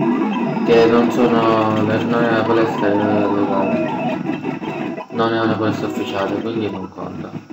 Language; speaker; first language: Italian; native; Italian